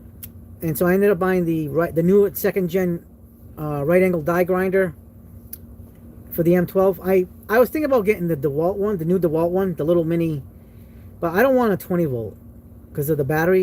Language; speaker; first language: English; native; English